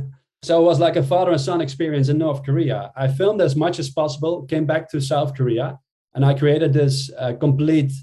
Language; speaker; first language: English; non-native, fluent; Dutch